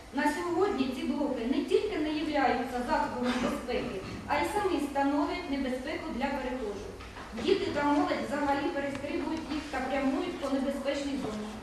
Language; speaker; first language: Ukrainian; native; Ukrainian